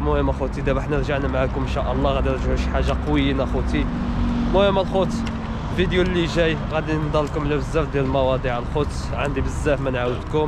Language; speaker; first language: Arabic; native; Arabic